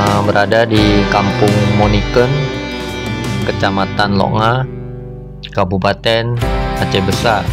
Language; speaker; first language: Indonesian; native; Indonesian